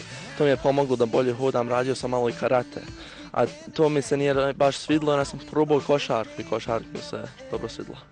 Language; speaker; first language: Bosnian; early bilingual, heritage; Bosnian